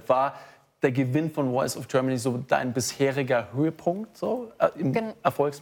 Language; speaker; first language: German; native; German